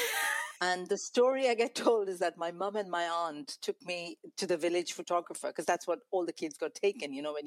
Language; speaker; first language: English; non-native, local second language; Malayalam